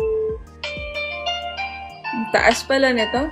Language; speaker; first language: Filipino; non-native, local second language; Cebuano